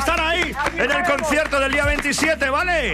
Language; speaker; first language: Spanish; native; Spanish